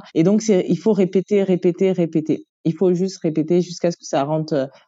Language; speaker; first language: French; native; French